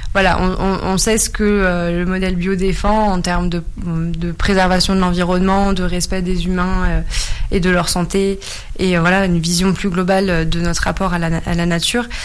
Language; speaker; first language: French; native; French